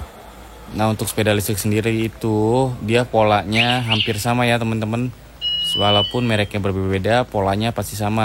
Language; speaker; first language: Indonesian; native; Indonesian